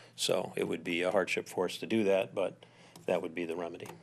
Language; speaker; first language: English; native; English